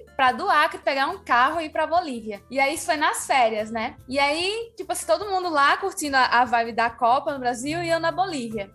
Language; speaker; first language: Portuguese; early bilingual, other home language; Spanish